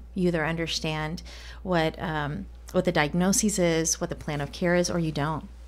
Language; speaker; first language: English; non-native, fluent; Spanish